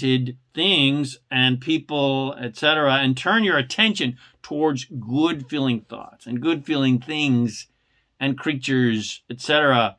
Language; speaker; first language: English; native; English